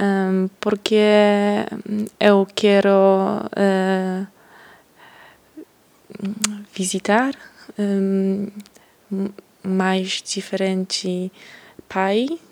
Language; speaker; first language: Portuguese; non-native, learner; Polish